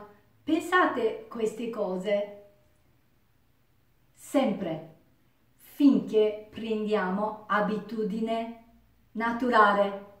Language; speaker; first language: Italian; non-native, learner; Japanese